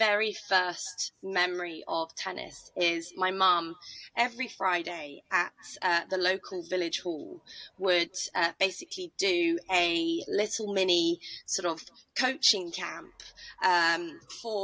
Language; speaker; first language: English; native; English